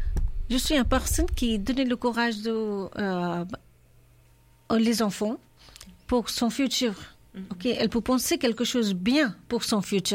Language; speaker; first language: French; non-native, learner; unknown